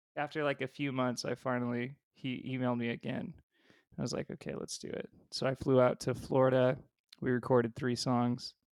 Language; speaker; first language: English; native; English